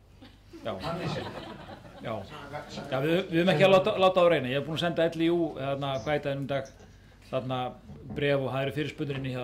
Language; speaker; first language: Icelandic; native; Icelandic